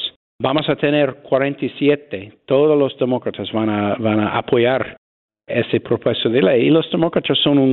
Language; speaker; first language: Spanish; non-native, fluent; English